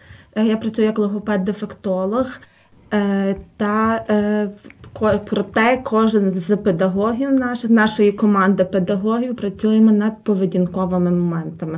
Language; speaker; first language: Ukrainian; native; Ukrainian